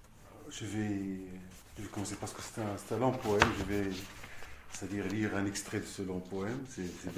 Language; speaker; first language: French; non-native, local second language; Arabic